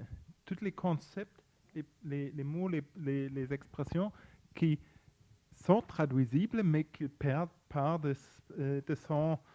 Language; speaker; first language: French; non-native, fluent; Spanish